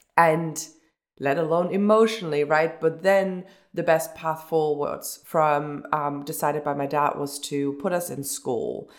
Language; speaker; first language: English; early bilingual, other home language; German